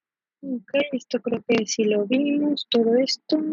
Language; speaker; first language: Spanish; native; Spanish